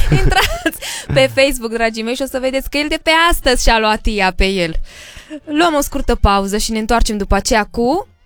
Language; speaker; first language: Romanian; early bilingual, heritage; Romanian